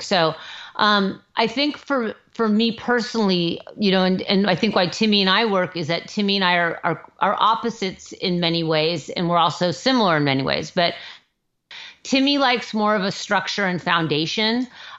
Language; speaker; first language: English; native; English